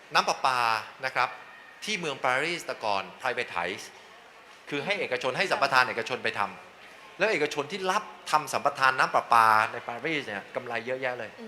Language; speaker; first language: Thai; native; Thai